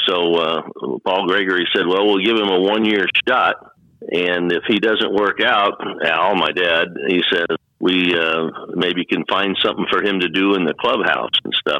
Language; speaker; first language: English; native; English